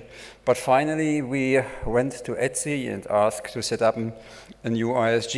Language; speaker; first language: English; non-native, fluent; German